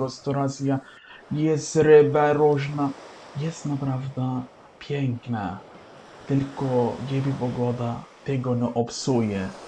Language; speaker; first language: Polish; non-native, learner; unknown